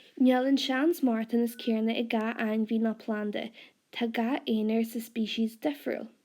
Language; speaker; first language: Irish; non-native, local second language; English